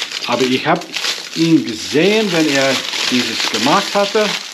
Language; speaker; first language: German; non-native, learner; English